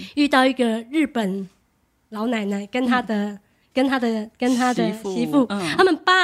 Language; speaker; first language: Chinese; native; Chinese